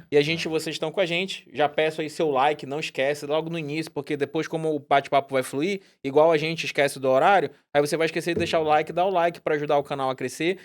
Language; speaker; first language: Portuguese; native; Portuguese